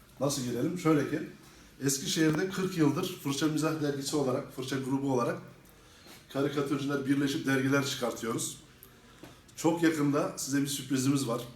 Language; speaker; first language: Turkish; native; Turkish